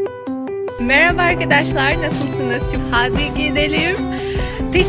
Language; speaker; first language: Turkish; non-native, fluent; Kazakh